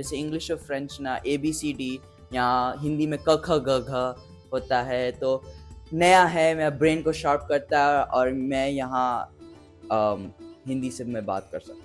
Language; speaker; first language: Hindi; early bilingual, heritage; English